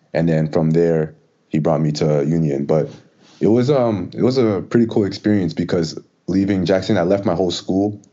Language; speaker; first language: English; native; English